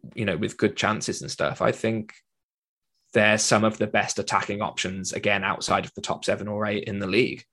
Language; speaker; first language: English; native; English